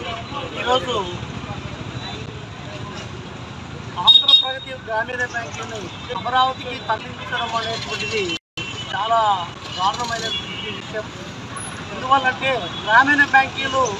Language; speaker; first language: Telugu; native; Telugu